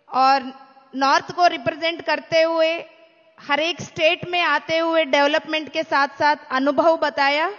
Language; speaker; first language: Hindi; non-native, local second language; Telugu